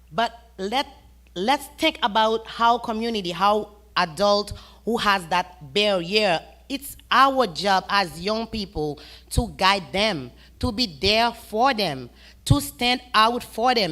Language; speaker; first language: English; non-native, fluent; Haitian Creole